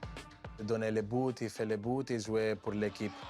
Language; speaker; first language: French; non-native, learner; Spanish